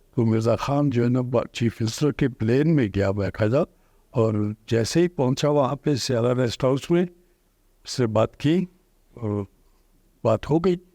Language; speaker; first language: Urdu; non-native, local second language; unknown